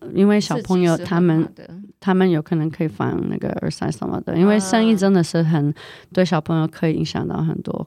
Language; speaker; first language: Chinese; non-native, fluent; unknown